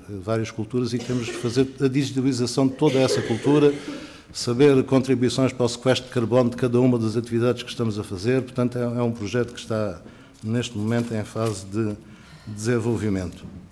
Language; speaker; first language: Portuguese; native; Portuguese